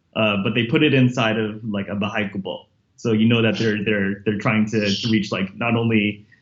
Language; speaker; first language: English; native; English